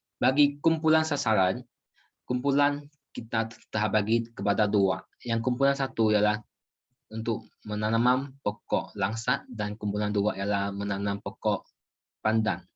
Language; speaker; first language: Malay; non-native, local second language; Chinese